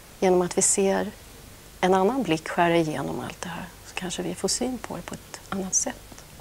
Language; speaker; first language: Swedish; native; Swedish